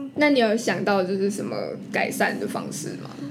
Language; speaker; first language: Chinese; native; Chinese